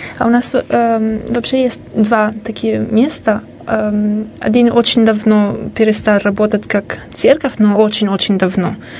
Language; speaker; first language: Russian; non-native, fluent; Italian